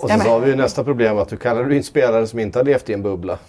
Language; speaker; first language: Swedish; native; Swedish